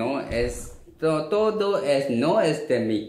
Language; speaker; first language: Spanish; non-native, learner; Korean